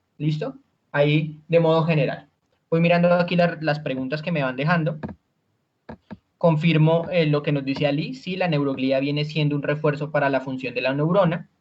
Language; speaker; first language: Spanish; native; Spanish